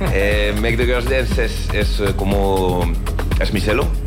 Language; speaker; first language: Spanish; non-native, learner; French